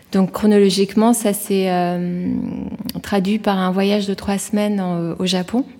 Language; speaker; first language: French; early bilingual, other home language; Persian